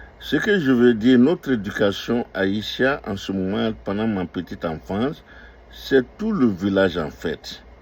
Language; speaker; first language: French; non-native, local second language; Dyula